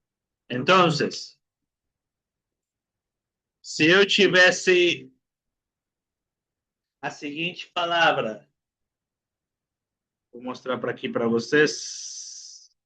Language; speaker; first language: Portuguese; non-native, fluent; Spanish